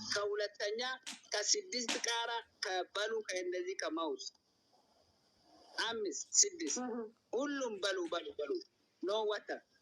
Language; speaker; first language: Amharic; non-native, local second language; Oromo